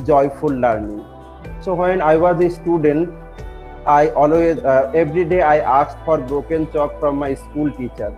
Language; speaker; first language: English; non-native, local second language; Bangla